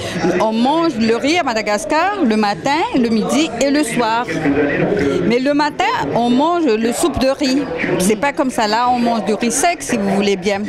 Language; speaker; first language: French; non-native, local second language; Malagasy